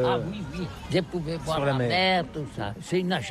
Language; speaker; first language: French; non-native, learner; Catalan